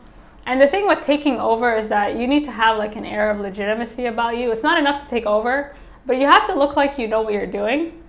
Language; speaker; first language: English; native; English